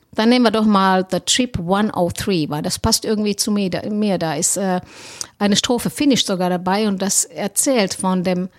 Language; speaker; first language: German; non-native, fluent; Finnish